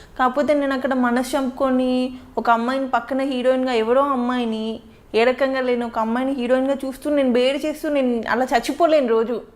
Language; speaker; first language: Telugu; native; Telugu